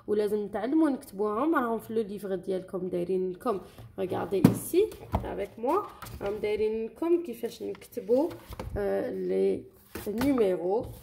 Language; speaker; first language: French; non-native, local second language; Arabic